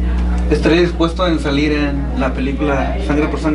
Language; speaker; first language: Spanish; native; Spanish